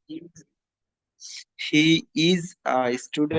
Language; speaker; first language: English; non-native, learner; Bangla